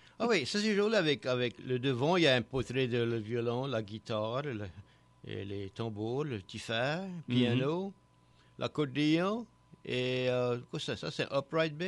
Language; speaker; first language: French; native; French